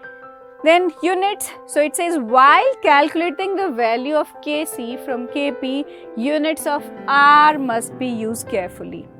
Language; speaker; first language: English; non-native, local second language; Hindi